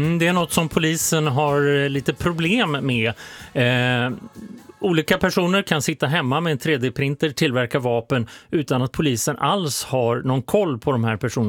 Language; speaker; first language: Swedish; native; Swedish